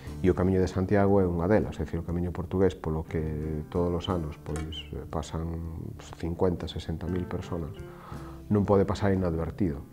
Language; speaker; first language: Galician; native; Galician